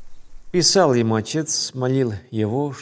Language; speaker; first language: Russian; non-native, fluent; Serbian